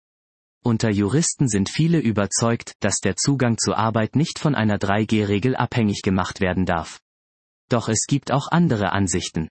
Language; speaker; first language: German; native; German